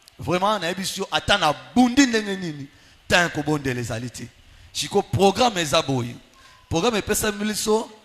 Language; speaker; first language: Lingala; native; Lingala